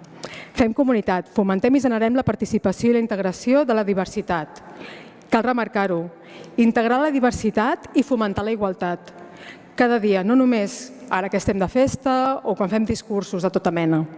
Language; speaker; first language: Catalan; native; Catalan